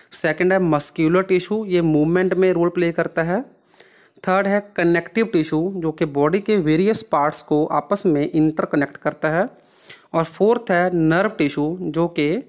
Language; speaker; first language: Hindi; non-native, local second language; Punjabi